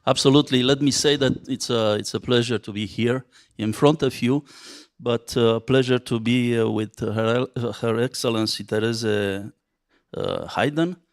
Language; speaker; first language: English; non-native, fluent; Romanian